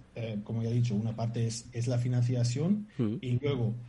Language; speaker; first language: Spanish; non-native, fluent; German